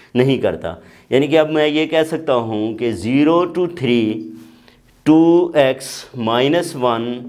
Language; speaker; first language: Urdu; non-native, local second language; Punjabi